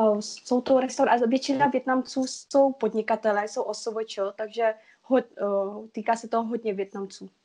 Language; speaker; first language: Czech; non-native, fluent; Vietnamese